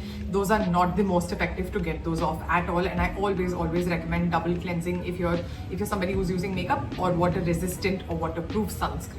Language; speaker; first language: English; native; English